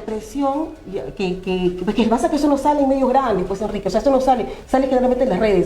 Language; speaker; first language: Spanish; native; Spanish